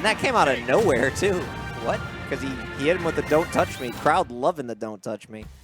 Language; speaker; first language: English; native; English